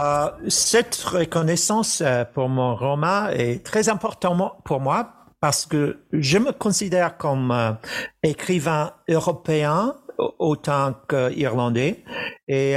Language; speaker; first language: French; non-native, fluent; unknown